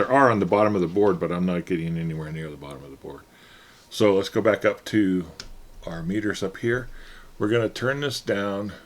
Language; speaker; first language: English; native; English